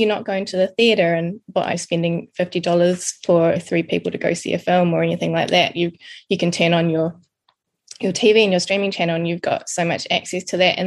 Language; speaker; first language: English; native; English